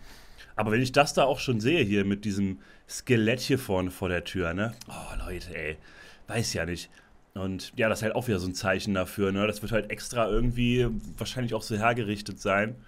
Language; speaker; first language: German; native; German